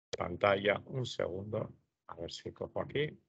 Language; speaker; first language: Spanish; native; Spanish